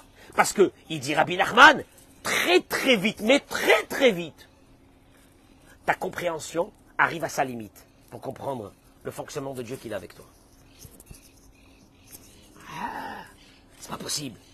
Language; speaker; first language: French; native; French